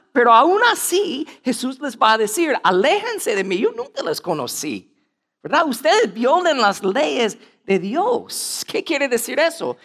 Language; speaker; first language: Spanish; non-native, fluent; English